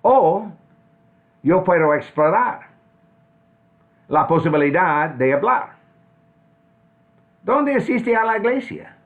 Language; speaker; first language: Spanish; non-native, fluent; English